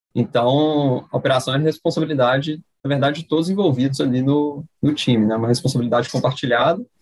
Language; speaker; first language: Portuguese; native; Portuguese